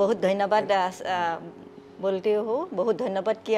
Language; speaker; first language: Hindi; non-native, local second language; Assamese